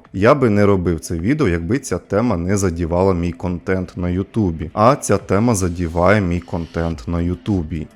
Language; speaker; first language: Ukrainian; non-native, local second language; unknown